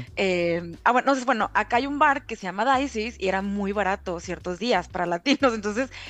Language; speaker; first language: Spanish; native; Spanish